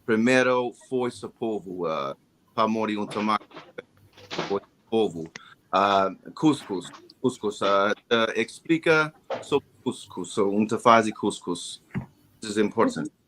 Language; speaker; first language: Portuguese; non-native, learner; English